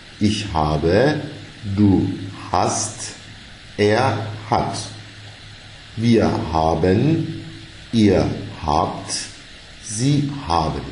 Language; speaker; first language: German; non-native, fluent; Turkish